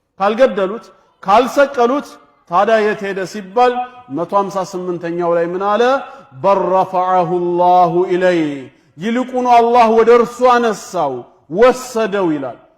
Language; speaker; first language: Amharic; non-native, local second language; Oromo